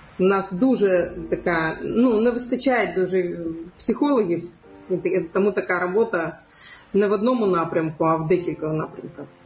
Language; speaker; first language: Ukrainian; non-native, local second language; Crimean Tatar